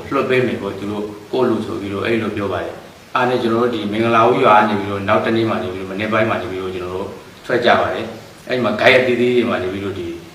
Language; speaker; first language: Burmese; native; Burmese